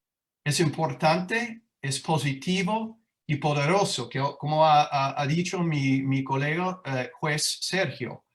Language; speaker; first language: Spanish; non-native, fluent; English